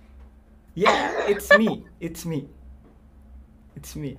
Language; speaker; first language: English; non-native, learner; Indonesian